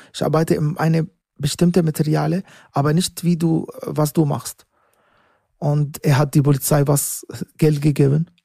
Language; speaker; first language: German; non-native, learner; Arabic